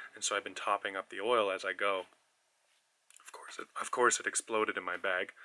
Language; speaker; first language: English; native; English